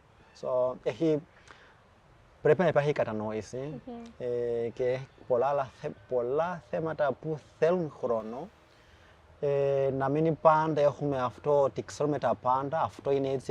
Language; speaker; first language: Greek; non-native, fluent; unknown